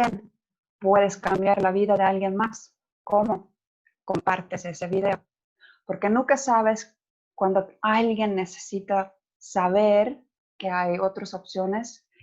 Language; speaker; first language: Spanish; non-native, fluent; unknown